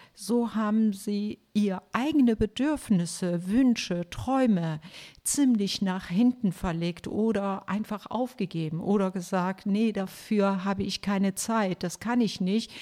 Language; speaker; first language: German; non-native, fluent; Turkish